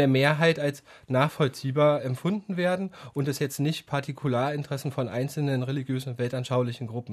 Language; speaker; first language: German; native; German